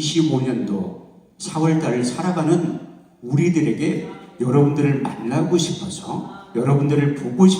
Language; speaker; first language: Korean; native; Korean